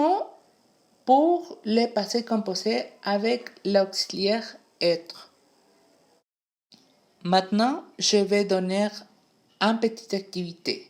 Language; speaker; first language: French; non-native, fluent; Spanish